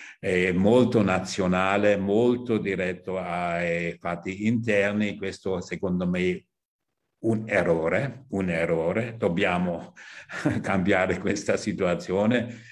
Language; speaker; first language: Italian; non-native, fluent; German